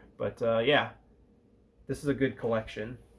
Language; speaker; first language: English; native; English